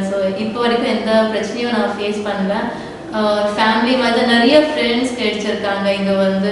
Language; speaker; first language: Tamil; non-native, local second language; Telugu